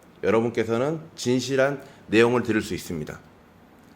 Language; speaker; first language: Korean; native; Korean